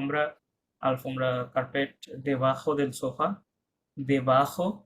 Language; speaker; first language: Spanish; non-native, fluent; Bangla